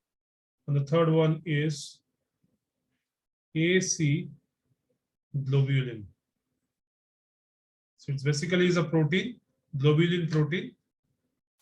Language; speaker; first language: English; non-native, local second language; Bangla